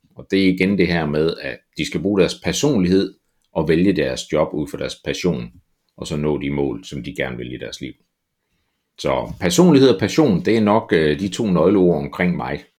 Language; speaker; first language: Danish; native; Danish